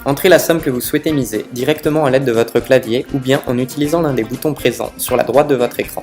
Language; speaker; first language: French; native; French